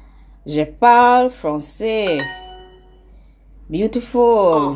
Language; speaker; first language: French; non-native, learner; English